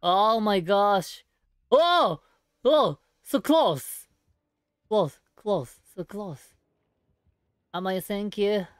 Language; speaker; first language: English; non-native, learner; Japanese